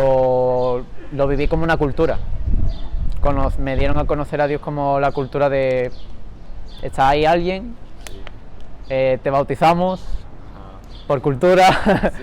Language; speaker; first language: Spanish; early bilingual, other home language; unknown